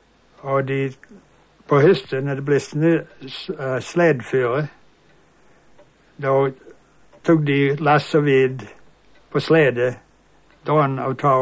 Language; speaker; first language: Swedish; early bilingual, heritage; Swedish